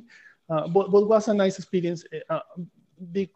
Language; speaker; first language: English; non-native, fluent; Spanish